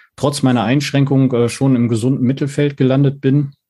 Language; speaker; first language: German; native; German